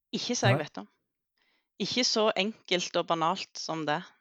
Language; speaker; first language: Norwegian; native; Norwegian